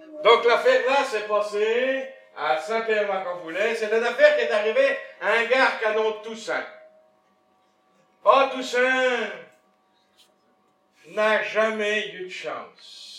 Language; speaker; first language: French; native; French